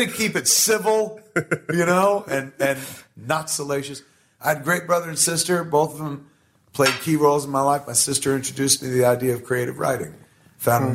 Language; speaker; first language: English; native; English